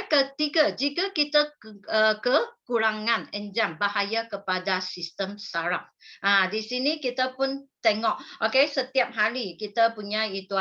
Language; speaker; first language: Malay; non-native, local second language; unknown